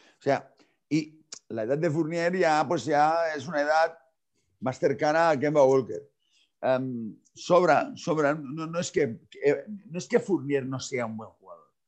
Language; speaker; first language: Spanish; non-native, local second language; Catalan